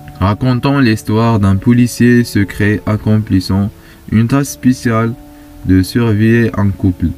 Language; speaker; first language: French; non-native, fluent; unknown